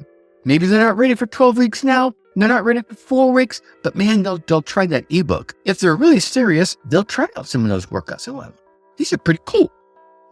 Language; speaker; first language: English; native; English